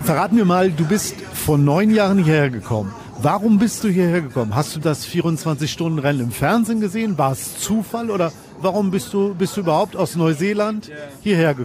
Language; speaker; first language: German; native; German